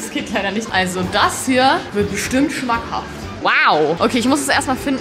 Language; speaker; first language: German; native; German